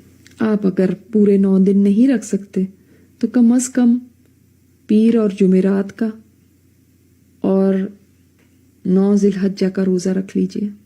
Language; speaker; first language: Urdu; native; Urdu